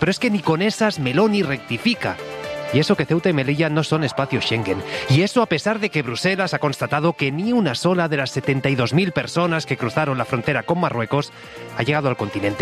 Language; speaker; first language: Spanish; native; Spanish